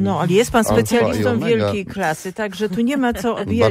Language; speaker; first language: Polish; native; Polish